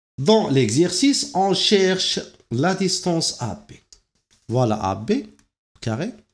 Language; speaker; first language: French; non-native, local second language; Arabic